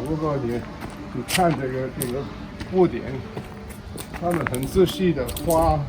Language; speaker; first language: Chinese; early bilingual, heritage; Chinese